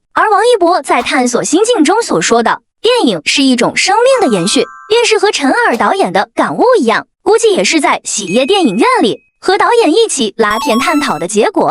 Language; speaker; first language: Chinese; native; Chinese